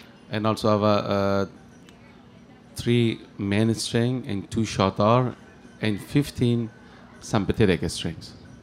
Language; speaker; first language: English; non-native, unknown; Persian